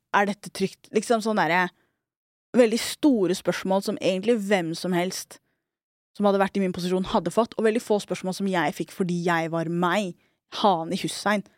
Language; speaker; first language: Norwegian; early bilingual, other home language; Somali